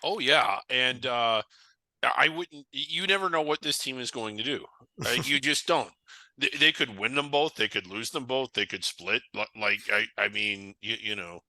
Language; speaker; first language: English; native; English